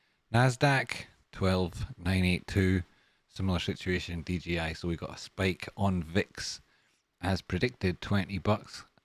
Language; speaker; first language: English; native; English